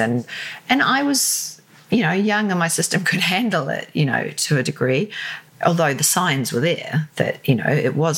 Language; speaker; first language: English; native; English